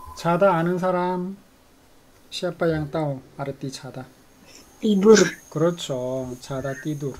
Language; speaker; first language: Korean; native; Korean